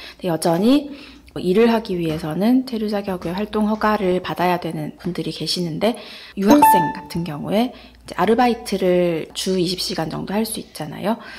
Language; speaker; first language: Korean; native; Korean